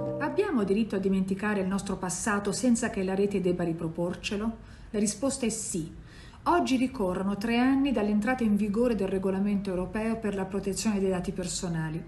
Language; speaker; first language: Italian; native; Italian